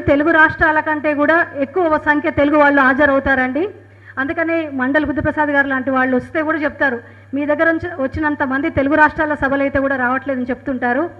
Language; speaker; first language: Telugu; native; Telugu